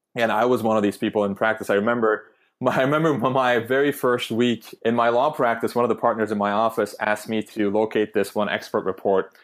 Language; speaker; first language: English; non-native, fluent; Turkish